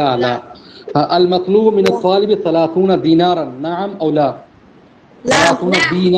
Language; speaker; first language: Arabic; non-native, fluent; Urdu